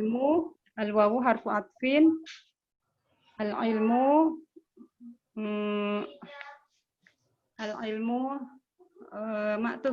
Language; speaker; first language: Arabic; non-native, learner; Indonesian